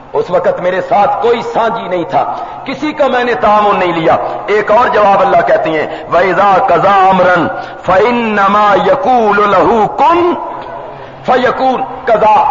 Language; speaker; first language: Urdu; non-native, local second language; Punjabi